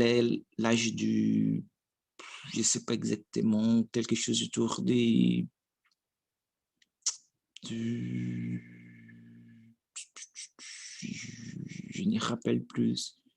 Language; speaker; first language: French; non-native, learner; Portuguese